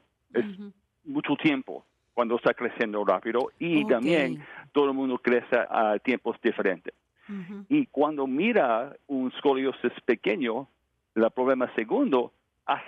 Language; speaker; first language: Spanish; non-native, learner; English